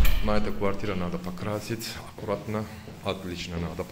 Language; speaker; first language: Russian; non-native, learner; Turkish